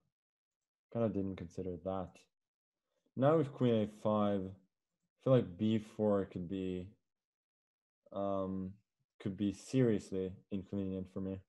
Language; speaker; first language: English; non-native, fluent; Norwegian